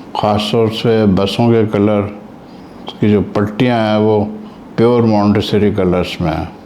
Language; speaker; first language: Urdu; native; Urdu